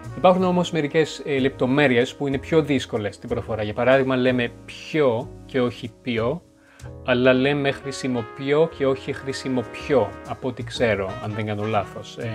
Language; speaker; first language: Greek; non-native, fluent; French